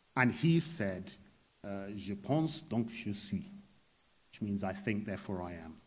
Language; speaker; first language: English; native; English